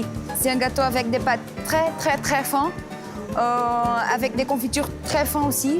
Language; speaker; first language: French; non-native, learner; Portuguese